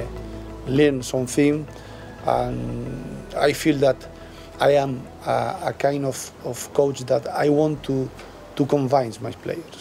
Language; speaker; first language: English; non-native, learner; Spanish